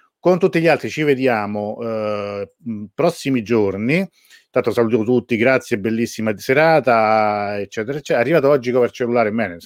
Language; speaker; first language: Italian; early bilingual, other home language; Persian